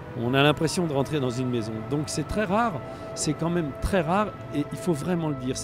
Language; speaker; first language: French; native; French